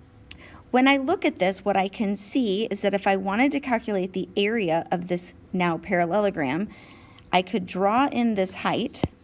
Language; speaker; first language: English; native; English